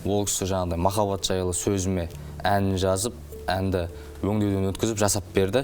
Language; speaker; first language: Kazakh; native; Kazakh